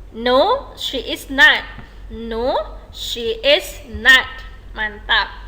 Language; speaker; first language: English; non-native, fluent; Indonesian